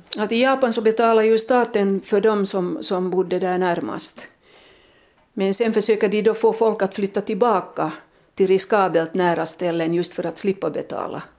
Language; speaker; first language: Swedish; native; Swedish